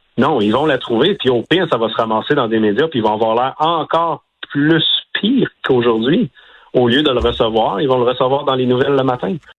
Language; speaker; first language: French; native; French